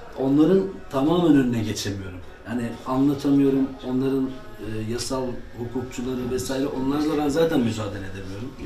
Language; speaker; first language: Turkish; native; Turkish